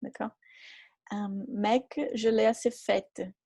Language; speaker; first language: French; non-native, fluent; Portuguese